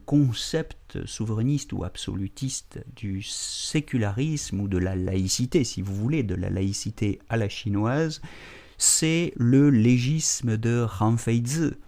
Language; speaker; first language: French; native; French